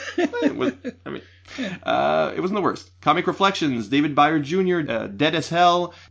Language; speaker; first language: English; native; English